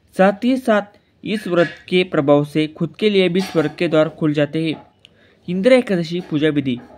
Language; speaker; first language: Hindi; non-native, local second language; Marathi